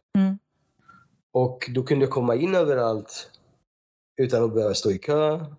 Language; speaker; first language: Swedish; early bilingual, other home language; Persian